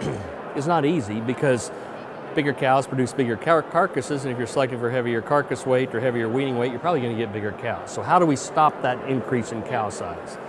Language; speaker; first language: English; native; English